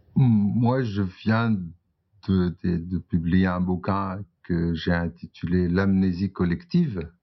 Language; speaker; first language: French; non-native, local second language; Arabic